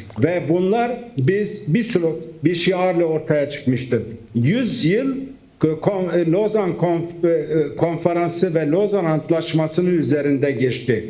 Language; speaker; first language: Turkish; non-native, local second language; Kurdish